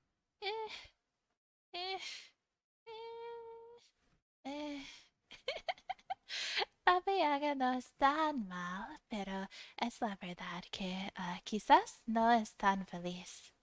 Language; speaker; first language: Spanish; non-native, fluent; English